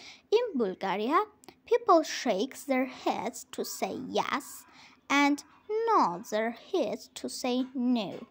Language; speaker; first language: English; non-native, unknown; Azerbaijani